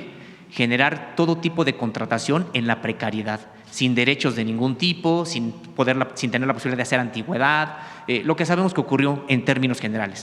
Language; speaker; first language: Spanish; native; Spanish